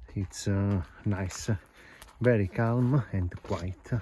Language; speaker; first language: English; non-native, fluent; Italian